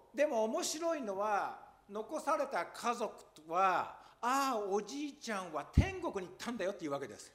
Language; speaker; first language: Japanese; native; Japanese